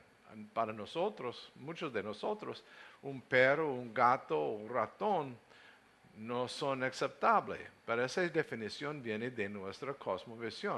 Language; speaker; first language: Spanish; non-native, learner; English